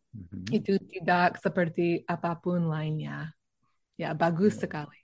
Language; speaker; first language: Indonesian; non-native, learner; English